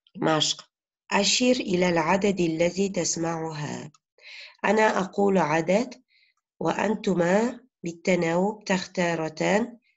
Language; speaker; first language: Arabic; non-native, fluent; Uzbek